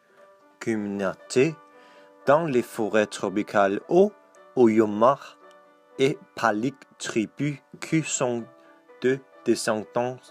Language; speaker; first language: French; non-native, learner; Danish